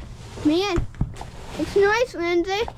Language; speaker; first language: English; native; English